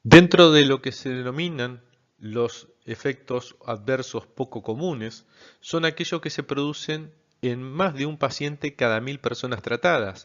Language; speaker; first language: Spanish; native; Spanish